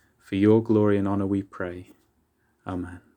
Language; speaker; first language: English; native; English